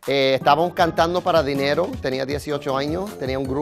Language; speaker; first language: Spanish; early bilingual, heritage; Spanish